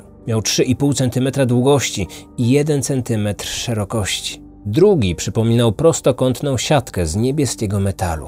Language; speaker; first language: Polish; native; Polish